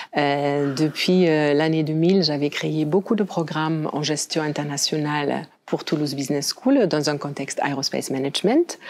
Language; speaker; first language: French; non-native, fluent; German